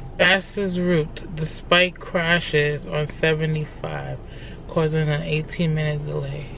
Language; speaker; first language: English; native; English